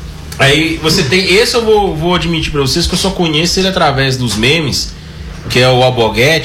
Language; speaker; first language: Portuguese; native; Portuguese